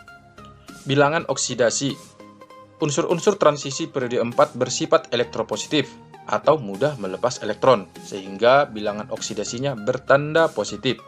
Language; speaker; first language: Indonesian; native; Indonesian